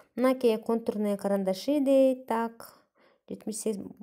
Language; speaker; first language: Russian; non-native, local second language; Kyrgyz